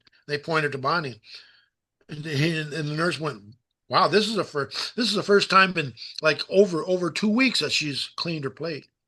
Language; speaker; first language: English; native; English